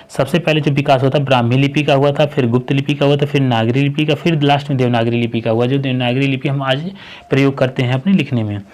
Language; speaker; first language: Hindi; native; Hindi